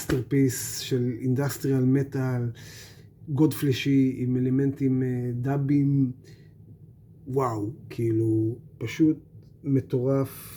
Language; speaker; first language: Hebrew; native; Hebrew